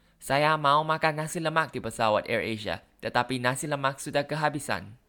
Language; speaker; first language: Indonesian; non-native, learner; Thai